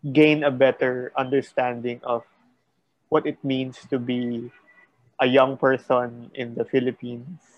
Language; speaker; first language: English; non-native, local second language; Filipino